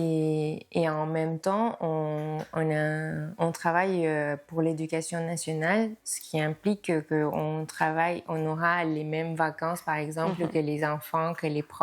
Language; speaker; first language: French; non-native, fluent; Spanish